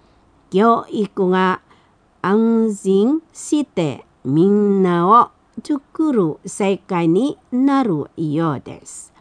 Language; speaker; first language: Japanese; non-native, fluent; Indonesian